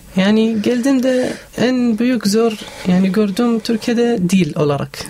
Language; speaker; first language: Turkish; non-native, learner; Arabic